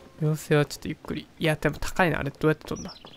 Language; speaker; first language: Japanese; native; Japanese